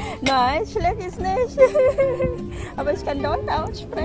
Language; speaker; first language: German; non-native, learner; Thai